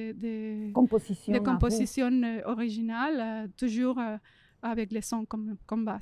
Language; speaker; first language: French; non-native, fluent; Spanish